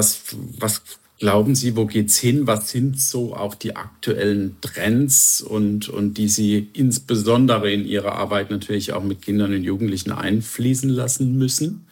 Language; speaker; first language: German; native; German